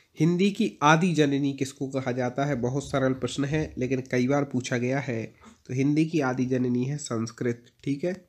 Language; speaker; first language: Hindi; native; Hindi